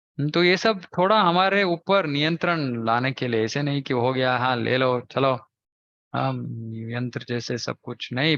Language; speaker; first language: Hindi; non-native, local second language; Kannada